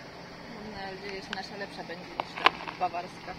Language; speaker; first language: Polish; native; Polish